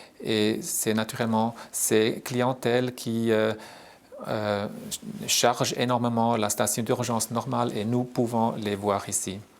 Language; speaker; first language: French; non-native, local second language; German